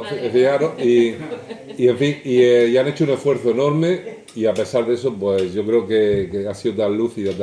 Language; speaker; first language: Spanish; native; Spanish